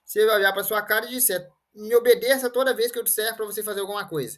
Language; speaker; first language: Portuguese; native; Portuguese